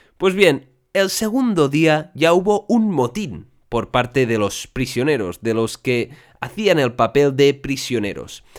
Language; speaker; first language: Spanish; non-native, local second language; Catalan